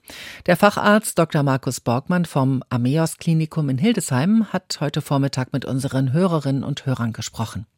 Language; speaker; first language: German; native; German